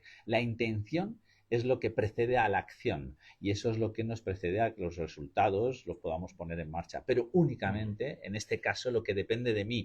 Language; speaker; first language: Spanish; native; Spanish